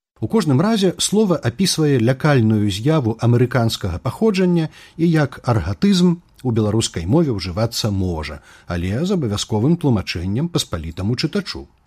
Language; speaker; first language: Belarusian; native; Belarusian